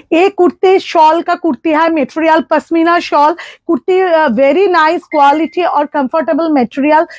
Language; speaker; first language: Hindi; non-native, local second language; Bangla